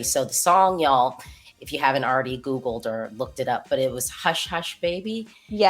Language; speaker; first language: English; native; English